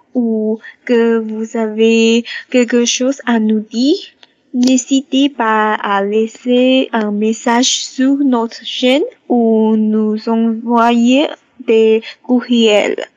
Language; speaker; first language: French; non-native, learner; Chinese